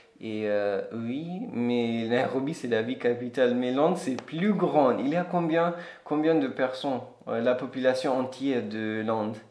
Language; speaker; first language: French; non-native, fluent; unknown